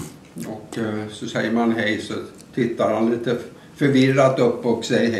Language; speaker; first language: Swedish; native; Swedish